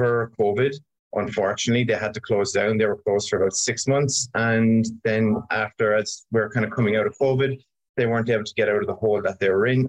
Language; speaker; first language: English; native; English